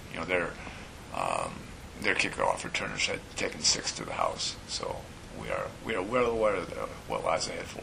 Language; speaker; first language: English; native; English